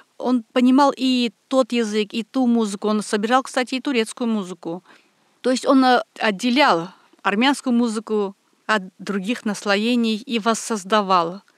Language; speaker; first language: Russian; non-native, local second language; Armenian